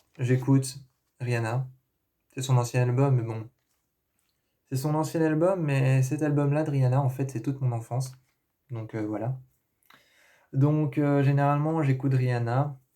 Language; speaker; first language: French; early bilingual, other home language; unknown